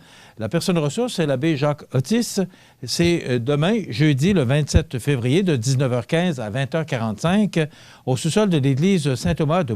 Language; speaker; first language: French; native; French